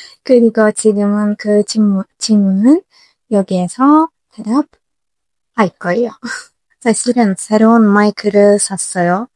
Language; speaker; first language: Korean; non-native, learner; Turkish